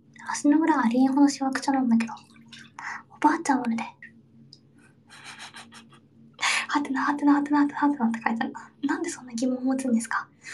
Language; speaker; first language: Japanese; early bilingual, heritage; Japanese